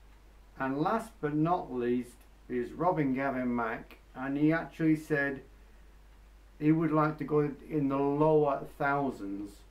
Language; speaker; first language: English; native; English